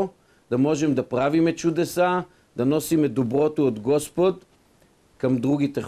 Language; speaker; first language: Bulgarian; non-native, fluent; Hebrew